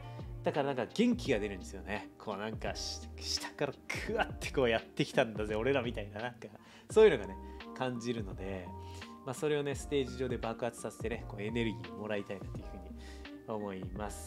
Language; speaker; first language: Japanese; native; Japanese